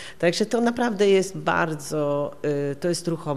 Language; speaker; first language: Polish; non-native, learner; Norwegian